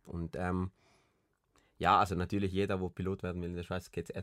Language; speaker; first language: German; early bilingual, other home language; Spanish